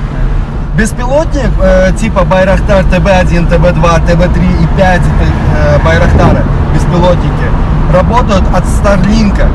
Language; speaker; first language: Russian; native; Russian